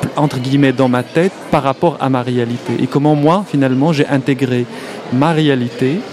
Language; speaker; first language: French; non-native, local second language; Arabic